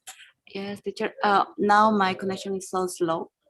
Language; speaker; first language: English; non-native, learner; Spanish